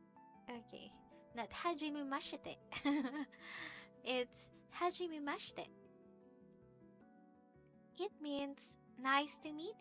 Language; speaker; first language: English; non-native, local second language; Filipino